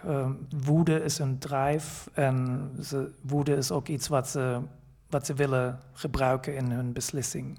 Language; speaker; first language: Dutch; non-native, fluent; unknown